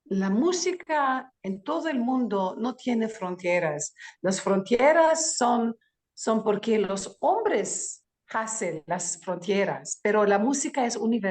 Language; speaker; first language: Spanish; non-native, learner; Greek